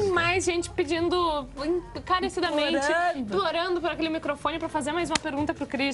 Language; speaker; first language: Portuguese; native; Portuguese